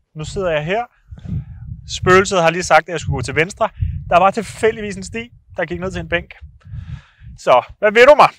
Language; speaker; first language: Danish; native; Danish